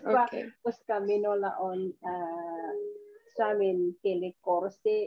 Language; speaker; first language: Finnish; non-native, learner; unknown